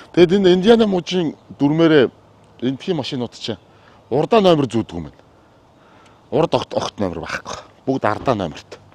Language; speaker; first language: Mongolian; native; Mongolian